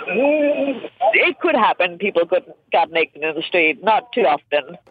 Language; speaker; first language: English; non-native, fluent; Danish